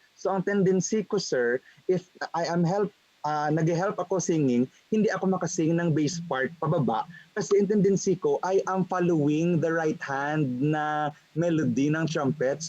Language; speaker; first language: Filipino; non-native, local second language; Hiligaynon